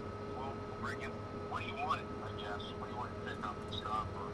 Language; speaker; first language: English; native; English